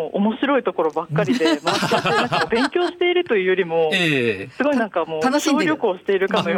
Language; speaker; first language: Japanese; native; Japanese